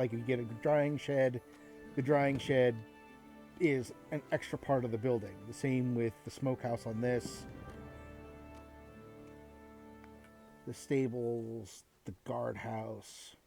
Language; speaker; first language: English; native; English